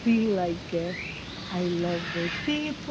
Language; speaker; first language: English; non-native, learner; Spanish